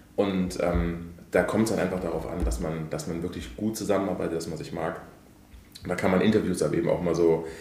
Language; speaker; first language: German; native; German